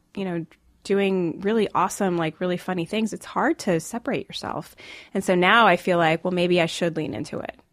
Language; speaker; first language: English; native; English